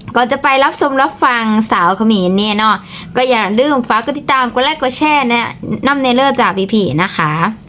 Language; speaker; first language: Thai; native; Thai